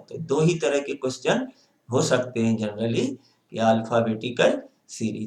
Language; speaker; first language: Hindi; native; Hindi